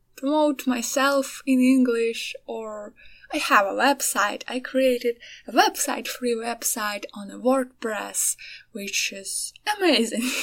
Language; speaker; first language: English; non-native, fluent; Ukrainian